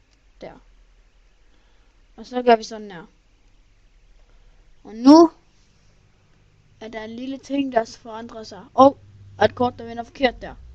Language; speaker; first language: Danish; native; Danish